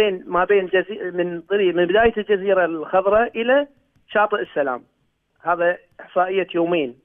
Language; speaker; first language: Arabic; native; Arabic